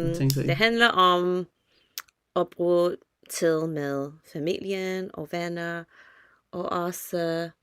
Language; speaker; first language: Danish; non-native, learner; English